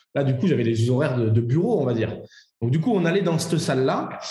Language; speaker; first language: French; native; French